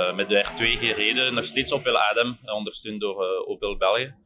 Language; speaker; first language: Dutch; non-native, fluent; Luxembourgish